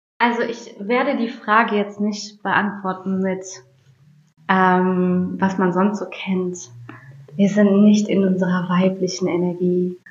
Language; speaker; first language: German; early bilingual, other home language; Turkish